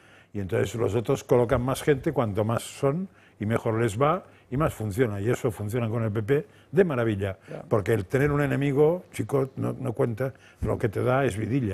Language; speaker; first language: Spanish; native; Spanish